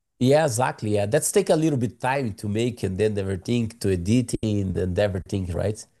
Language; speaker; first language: English; non-native, learner; Portuguese